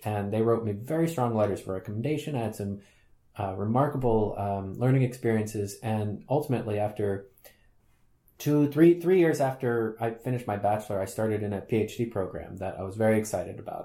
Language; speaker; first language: English; native; English